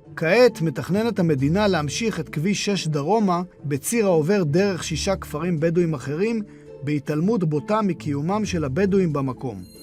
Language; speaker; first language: Hebrew; native; Hebrew